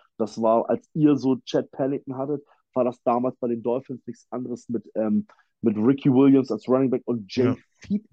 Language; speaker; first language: German; native; German